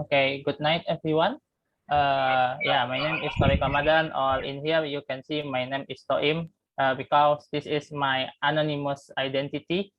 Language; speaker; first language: English; non-native, learner; Indonesian